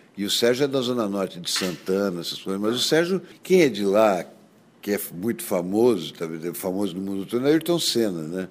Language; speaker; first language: Portuguese; native; Portuguese